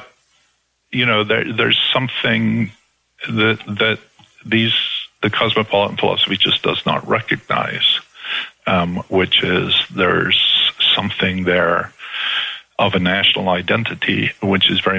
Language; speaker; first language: English; native; English